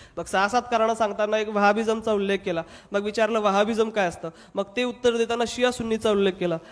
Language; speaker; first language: Marathi; non-native, local second language; Hindi